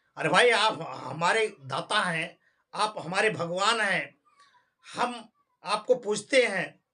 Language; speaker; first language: Hindi; native; Hindi